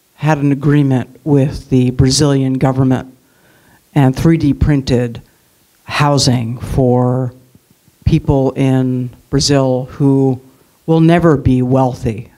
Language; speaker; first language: English; native; English